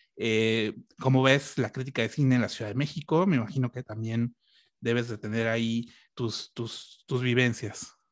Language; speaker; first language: Spanish; native; Spanish